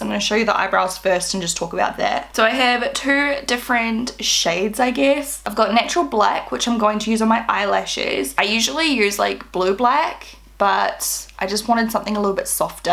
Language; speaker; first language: English; native; English